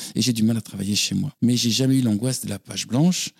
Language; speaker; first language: French; native; French